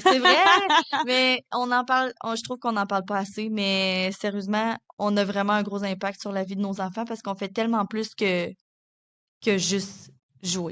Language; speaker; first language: French; native; French